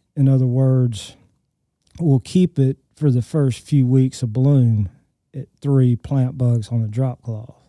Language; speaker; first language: English; native; English